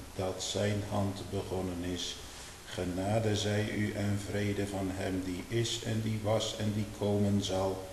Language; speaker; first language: Dutch; native; Dutch